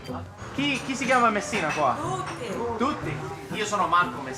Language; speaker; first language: Italian; early bilingual, heritage; English